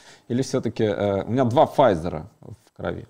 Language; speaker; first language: Russian; native; Russian